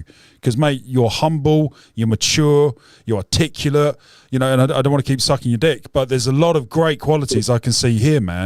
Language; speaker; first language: English; native; English